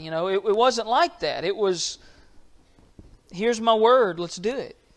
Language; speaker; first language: English; native; English